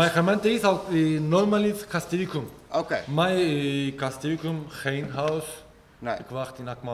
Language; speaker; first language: Dutch; non-native, learner; Kurdish